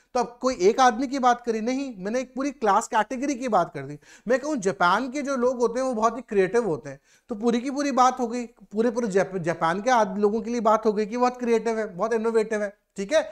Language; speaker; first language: Hindi; native; Hindi